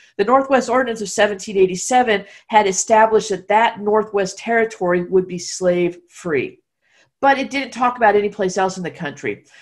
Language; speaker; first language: English; native; English